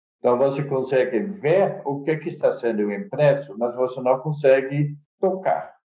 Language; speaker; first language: Portuguese; non-native, fluent; Dutch